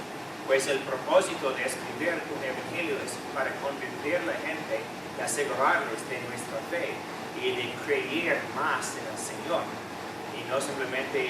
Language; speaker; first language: Spanish; non-native, fluent; English